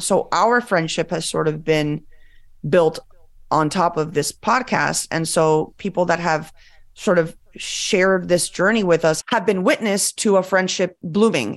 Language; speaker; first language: English; early bilingual, other home language; Spanish